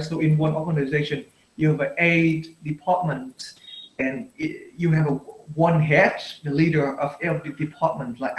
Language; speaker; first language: English; non-native, fluent; Vietnamese